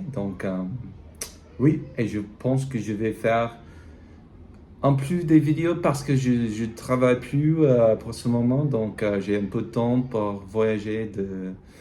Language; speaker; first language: French; non-native, learner; English